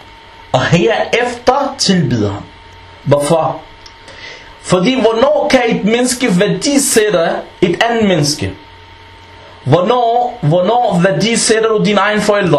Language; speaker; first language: Danish; non-native, fluent; Arabic